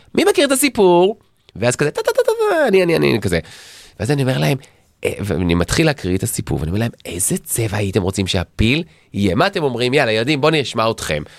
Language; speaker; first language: Hebrew; native; Hebrew